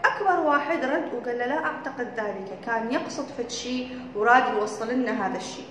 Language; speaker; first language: Arabic; native; Arabic